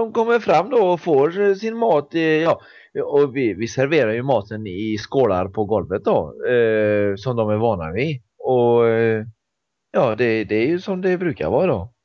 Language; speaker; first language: Swedish; native; Swedish